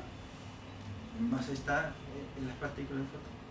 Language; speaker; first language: Spanish; non-native, learner; Portuguese